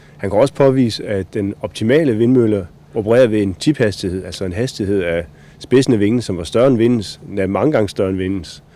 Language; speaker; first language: Danish; native; Danish